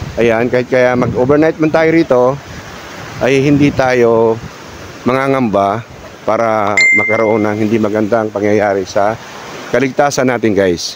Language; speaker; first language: Filipino; non-native, local second language; Cebuano